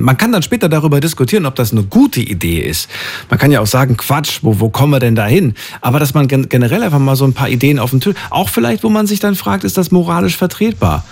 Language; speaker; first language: German; native; German